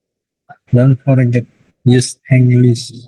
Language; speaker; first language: English; non-native, learner; Indonesian